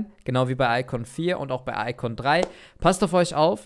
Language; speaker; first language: German; native; German